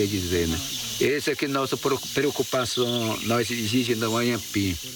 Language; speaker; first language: Portuguese; non-native, local second language; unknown